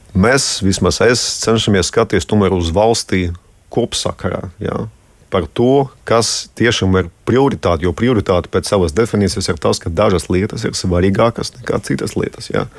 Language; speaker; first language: Latvian; non-native, local second language; Russian